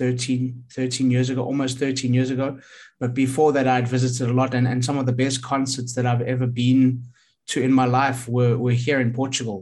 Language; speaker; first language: English; native; English